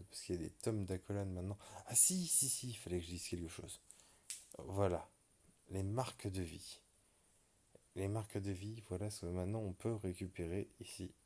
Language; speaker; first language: French; native; French